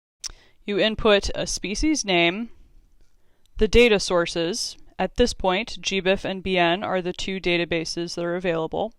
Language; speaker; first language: English; native; English